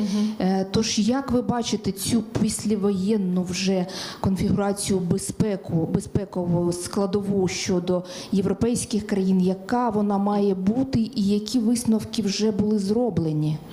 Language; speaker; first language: Ukrainian; native; Ukrainian